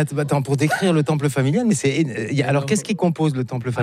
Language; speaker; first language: French; native; French